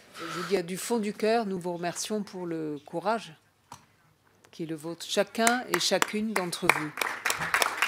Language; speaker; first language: French; native; French